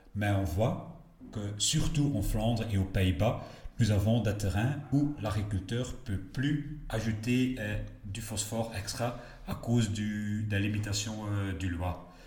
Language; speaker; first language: French; non-native, local second language; Dutch